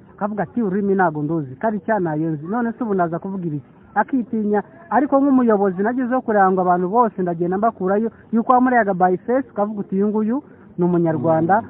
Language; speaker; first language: Kinyarwanda; early bilingual, heritage; Kinyarwanda